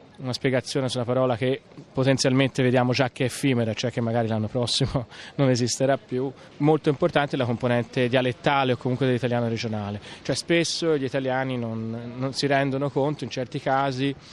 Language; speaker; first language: Italian; native; Italian